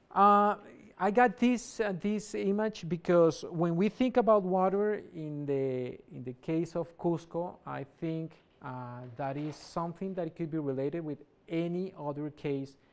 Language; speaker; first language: English; non-native, fluent; Spanish